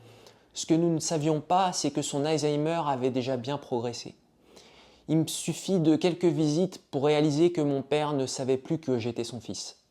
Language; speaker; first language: French; native; French